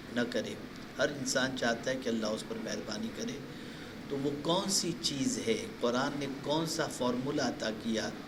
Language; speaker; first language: Urdu; native; Urdu